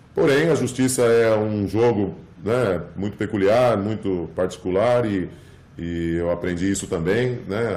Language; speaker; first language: Portuguese; early bilingual, other home language; English